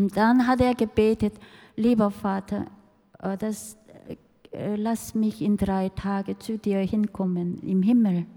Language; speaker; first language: German; non-native, fluent; Korean